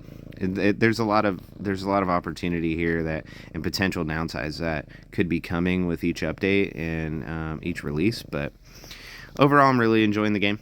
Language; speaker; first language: English; native; English